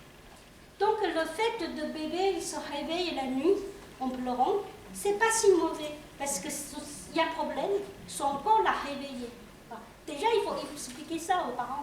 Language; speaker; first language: French; non-native, local second language; Chinese